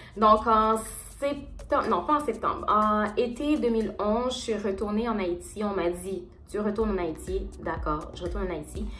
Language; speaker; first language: French; non-native, local second language; Haitian Creole